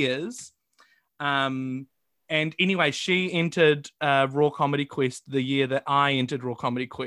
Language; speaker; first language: English; native; English